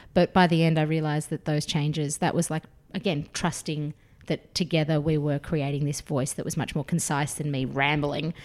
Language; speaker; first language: English; early bilingual, other home language; Russian